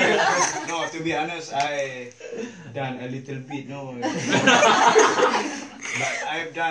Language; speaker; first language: English; non-native, learner; Malay